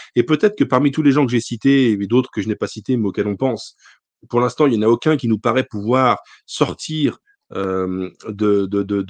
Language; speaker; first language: French; native; French